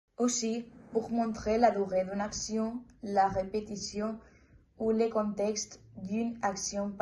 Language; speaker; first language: French; non-native, learner; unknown